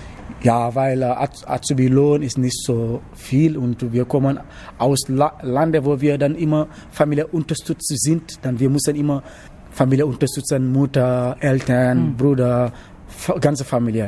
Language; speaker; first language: German; non-native, learner; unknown